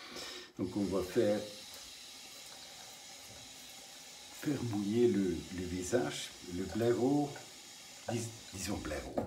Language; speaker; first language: French; non-native, learner; English